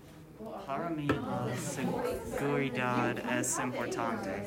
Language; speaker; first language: Spanish; non-native, learner; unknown